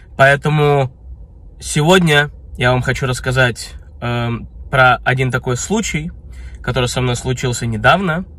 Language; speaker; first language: Russian; early bilingual, heritage; Russian